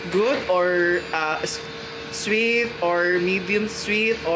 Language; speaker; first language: English; non-native, local second language; Filipino